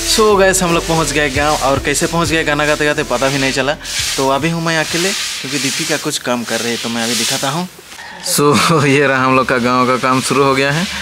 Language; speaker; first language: Hindi; non-native, local second language; Sadri